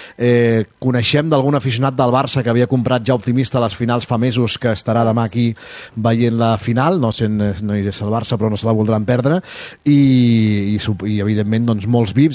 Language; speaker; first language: Catalan; native; Catalan